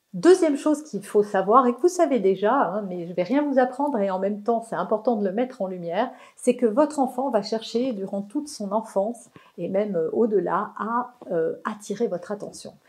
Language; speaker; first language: French; native; French